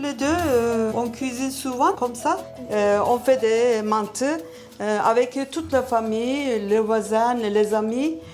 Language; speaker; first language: French; non-native, learner; Turkish